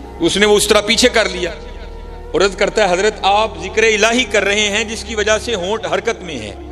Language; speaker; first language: Urdu; non-native, local second language; Punjabi